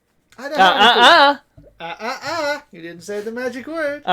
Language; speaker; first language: English; native; English